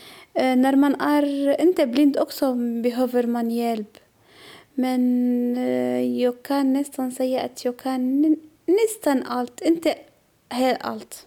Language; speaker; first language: Swedish; non-native, learner; Arabic